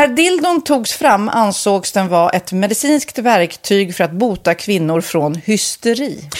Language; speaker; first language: Swedish; native; Swedish